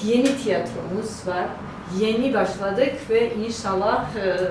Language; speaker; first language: Turkish; non-native, learner; Georgian